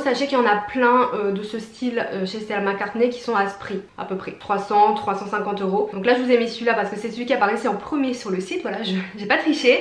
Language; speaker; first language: French; native; French